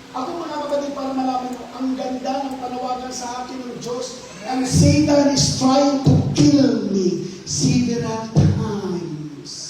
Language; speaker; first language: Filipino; non-native, local second language; Hiligaynon